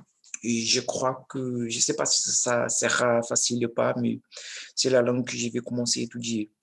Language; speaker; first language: French; non-native, learner; Portuguese